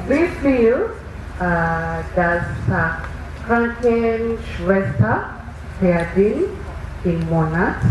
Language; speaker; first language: German; non-native, learner; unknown